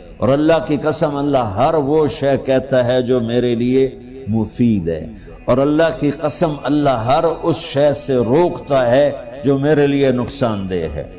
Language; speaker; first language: Urdu; non-native, local second language; Punjabi